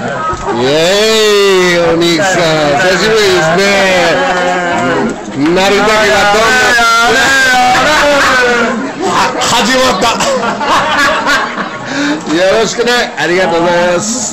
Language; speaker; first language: Japanese; non-native, fluent; English